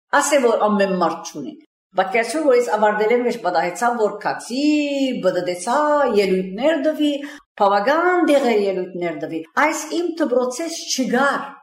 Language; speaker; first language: Armenian; early bilingual, heritage; Armenian